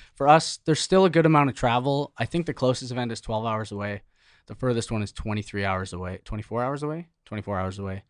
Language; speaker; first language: English; native; English